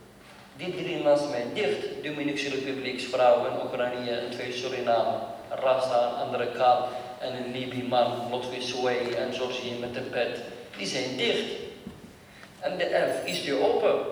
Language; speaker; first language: Dutch; non-native, learner; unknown